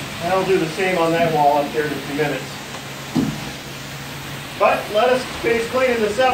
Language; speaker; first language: English; native; English